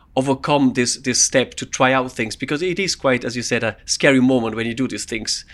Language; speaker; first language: English; non-native, fluent; German